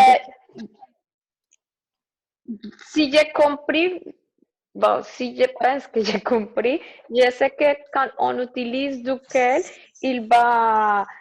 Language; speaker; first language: French; non-native, learner; Spanish